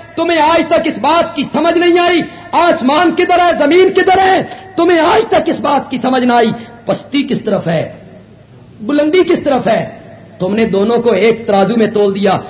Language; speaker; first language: Urdu; non-native, local second language; Punjabi